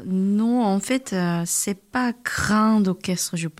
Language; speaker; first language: French; non-native, learner; Korean